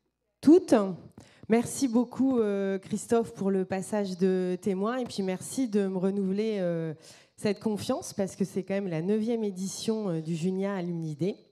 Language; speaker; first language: French; native; French